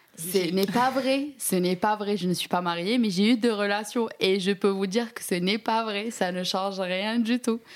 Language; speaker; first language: French; non-native, local second language; Arabic